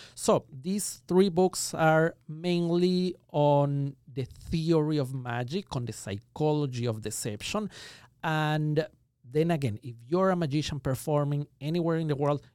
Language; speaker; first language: English; non-native, fluent; Spanish